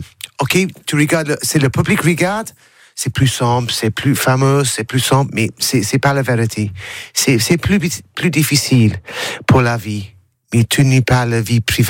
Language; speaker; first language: French; non-native, learner; English